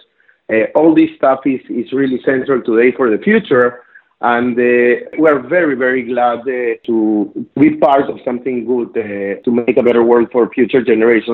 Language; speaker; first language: English; non-native, fluent; Spanish